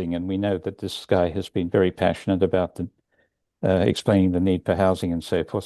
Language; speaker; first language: English; native; English